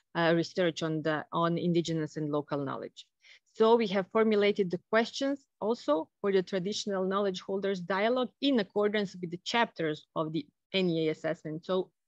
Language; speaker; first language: English; non-native, fluent; Bosnian